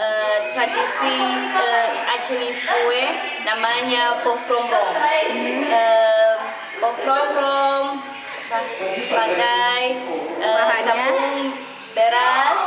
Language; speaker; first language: Indonesian; non-native, learner; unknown